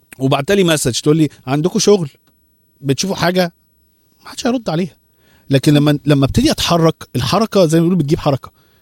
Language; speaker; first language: Arabic; early bilingual, heritage; Arabic